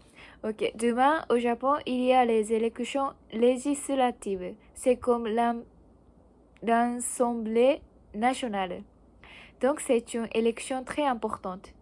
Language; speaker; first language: French; non-native, learner; Japanese